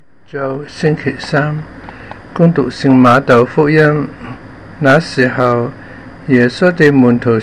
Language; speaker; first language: Chinese; non-native, local second language; Cantonese